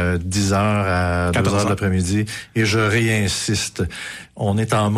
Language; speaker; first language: French; native; French